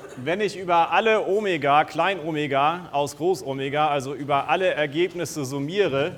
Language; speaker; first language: German; native; German